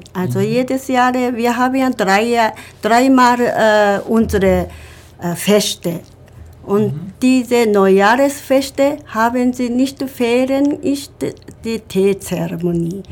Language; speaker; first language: German; non-native, learner; Japanese